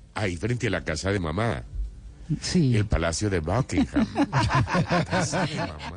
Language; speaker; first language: Spanish; native; Spanish